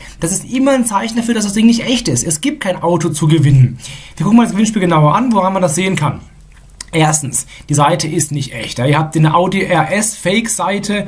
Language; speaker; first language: German; native; German